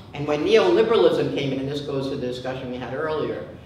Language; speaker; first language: English; native; English